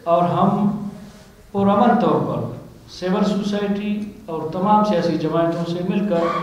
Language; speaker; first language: Urdu; non-native, local second language; Baluchi